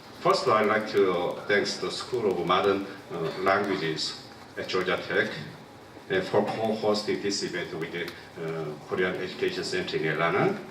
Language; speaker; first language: English; non-native, local second language; Korean